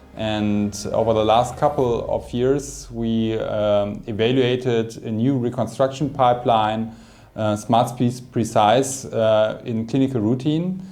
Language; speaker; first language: English; non-native, fluent; German